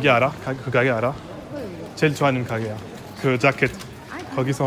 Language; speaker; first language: Korean; non-native, learner; French